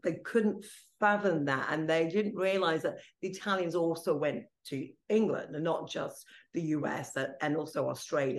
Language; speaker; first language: English; non-native, local second language; Italian